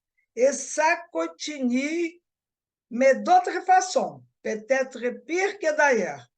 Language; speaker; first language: French; non-native, learner; Portuguese